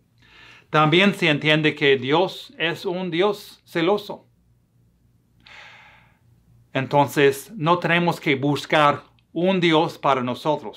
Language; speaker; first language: Spanish; non-native, fluent; English